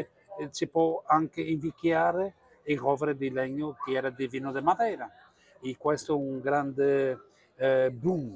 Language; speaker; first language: Italian; non-native, learner; Portuguese